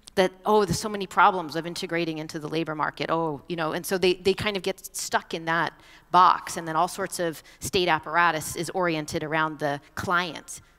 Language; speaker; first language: English; native; English